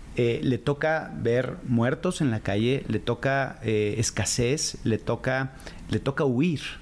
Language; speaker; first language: Spanish; native; Spanish